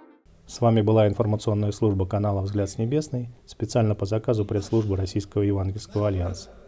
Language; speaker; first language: Russian; native; Russian